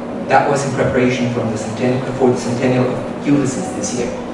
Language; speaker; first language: English; non-native, fluent; Spanish